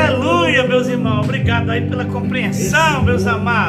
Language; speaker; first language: Portuguese; native; Portuguese